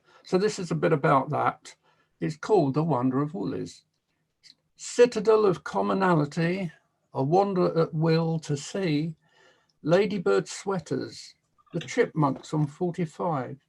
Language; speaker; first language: English; native; English